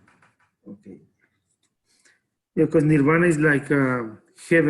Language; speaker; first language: English; non-native, learner; Spanish